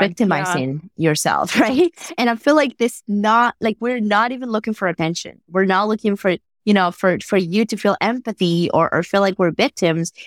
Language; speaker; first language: English; non-native, fluent; Spanish